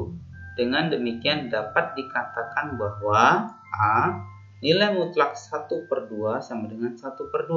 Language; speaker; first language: Indonesian; native; Indonesian